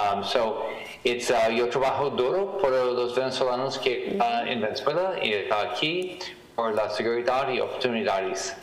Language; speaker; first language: Spanish; non-native, learner; English